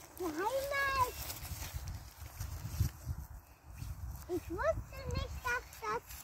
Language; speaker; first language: German; early bilingual, other home language; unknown